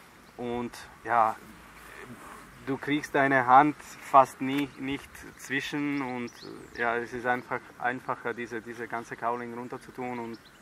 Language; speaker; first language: German; non-native, fluent; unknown